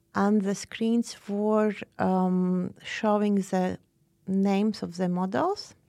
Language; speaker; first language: English; non-native, fluent; Latvian